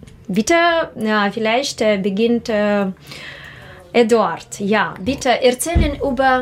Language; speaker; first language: German; non-native, learner; Russian